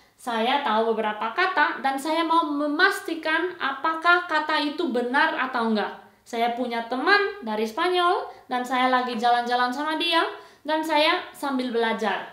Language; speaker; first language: Indonesian; non-native, fluent; Spanish